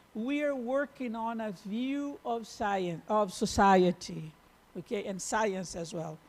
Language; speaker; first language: English; non-native, fluent; Portuguese